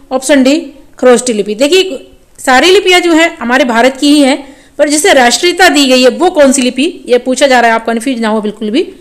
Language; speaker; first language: Hindi; native; Hindi